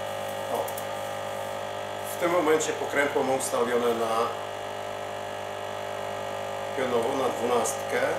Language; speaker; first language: Polish; native; Polish